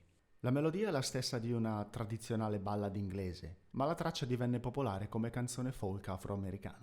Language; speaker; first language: Italian; native; Italian